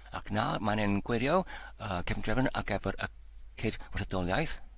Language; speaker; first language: Welsh; non-native, learner; Polish